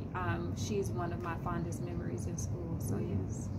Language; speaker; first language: English; native; English